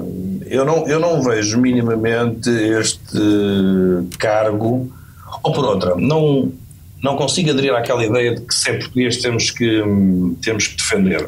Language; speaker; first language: Portuguese; native; Portuguese